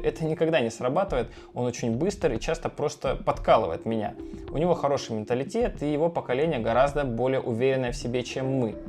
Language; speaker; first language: Russian; native; Russian